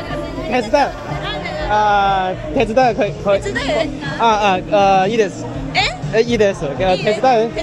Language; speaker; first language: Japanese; non-native, learner; Chinese